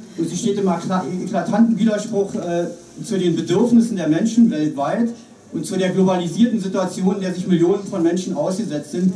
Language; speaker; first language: German; native; German